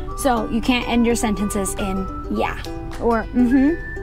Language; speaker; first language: English; native; English